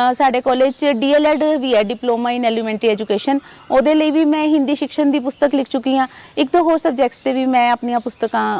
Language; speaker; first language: Punjabi; non-native, local second language; Hindi